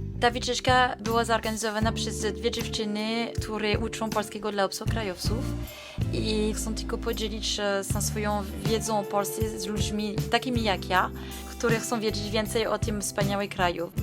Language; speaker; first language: Polish; non-native, learner; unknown